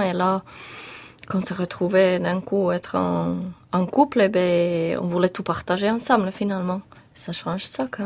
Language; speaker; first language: French; non-native, fluent; Finnish